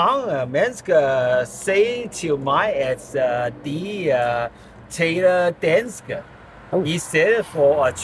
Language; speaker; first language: Danish; non-native, learner; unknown